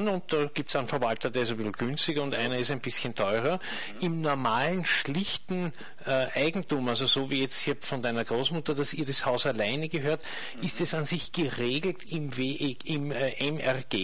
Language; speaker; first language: German; native; German